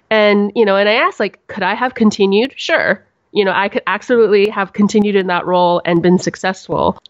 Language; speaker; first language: English; native; English